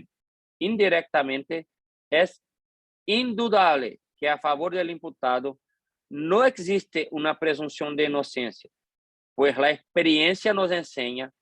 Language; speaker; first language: Spanish; non-native, fluent; Portuguese